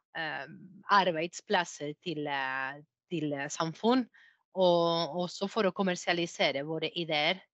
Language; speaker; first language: Norwegian; non-native, fluent; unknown